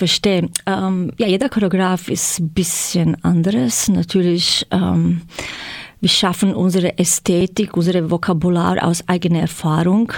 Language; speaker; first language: German; non-native, fluent; Croatian